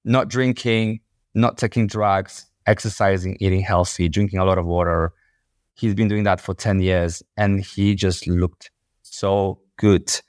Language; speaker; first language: English; non-native, fluent; Polish